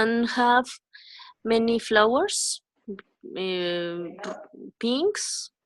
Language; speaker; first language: English; non-native, learner; Spanish